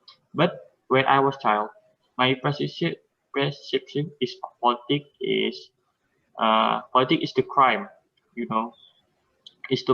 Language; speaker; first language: English; non-native, learner; Indonesian